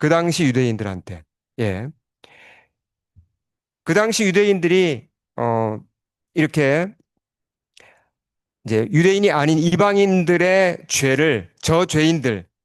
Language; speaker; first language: Korean; native; Korean